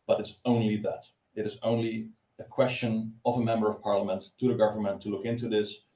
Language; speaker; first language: English; non-native, fluent; Dutch